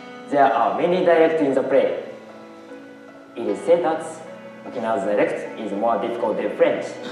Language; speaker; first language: English; non-native, learner; Japanese